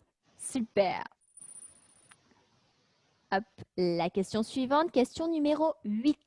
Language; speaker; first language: French; native; French